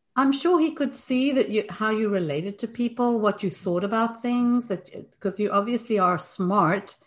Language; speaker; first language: English; native; English